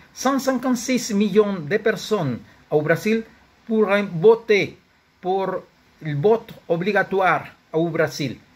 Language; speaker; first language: French; non-native, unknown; Spanish